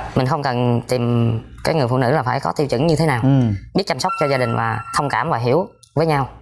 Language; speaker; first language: Vietnamese; native; Vietnamese